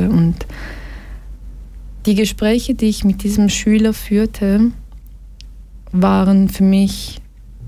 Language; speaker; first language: German; early bilingual, other home language; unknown